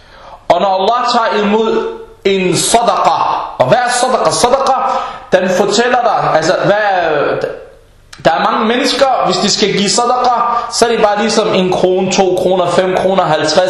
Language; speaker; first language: Danish; early bilingual, other home language; Arabic